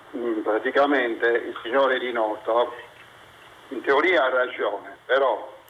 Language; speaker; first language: Italian; non-native, fluent; Spanish